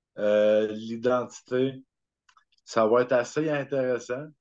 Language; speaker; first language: French; native; French